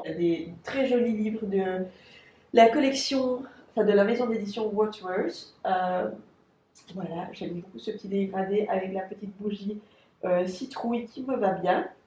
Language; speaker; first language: French; native; French